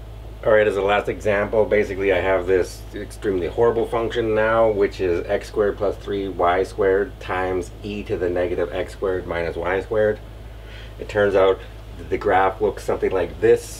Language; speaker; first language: English; native; English